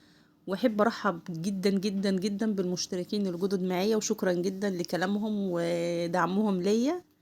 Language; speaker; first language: Arabic; native; Arabic